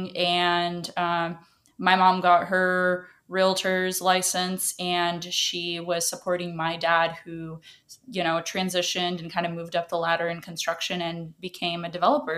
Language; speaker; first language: English; early bilingual, other home language; Russian